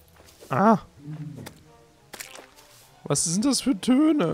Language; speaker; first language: German; native; German